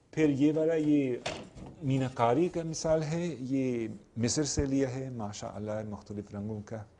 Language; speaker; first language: Urdu; non-native, fluent; English